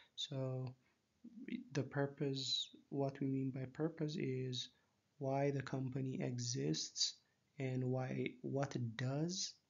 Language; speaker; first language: English; non-native, local second language; Amharic